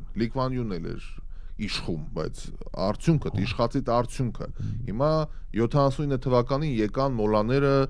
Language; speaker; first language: Armenian; native; Armenian